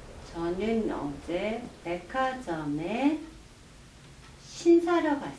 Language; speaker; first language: Korean; non-native, learner; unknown